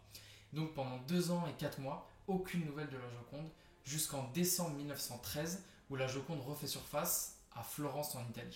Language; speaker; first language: French; native; French